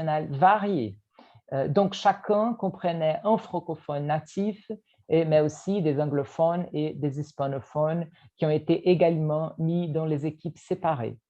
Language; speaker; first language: French; non-native, fluent; Portuguese